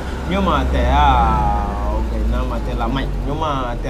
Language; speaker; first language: Vietnamese; non-native, learner; Portuguese